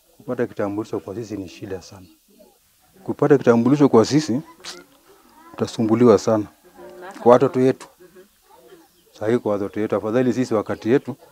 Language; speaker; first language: Swahili; non-native, local second language; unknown